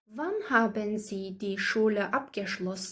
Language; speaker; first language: German; non-native, learner; Azerbaijani